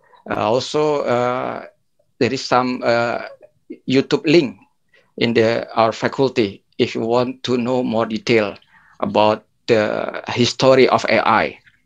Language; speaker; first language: English; non-native, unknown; Indonesian